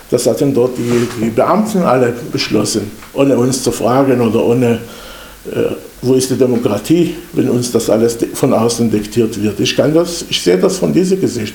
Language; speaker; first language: German; non-native, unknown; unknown